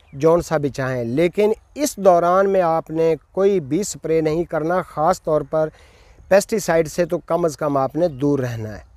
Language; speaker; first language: Urdu; non-native, local second language; Punjabi